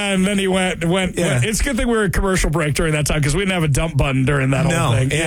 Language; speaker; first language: English; native; English